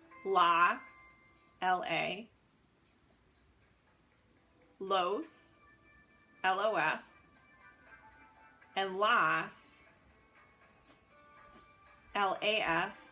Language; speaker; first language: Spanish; non-native, fluent; English